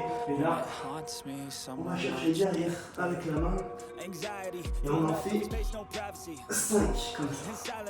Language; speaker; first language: French; native; French